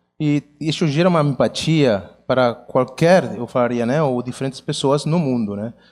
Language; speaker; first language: Portuguese; non-native, fluent; Catalan